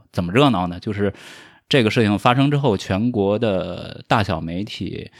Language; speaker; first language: Chinese; native; Chinese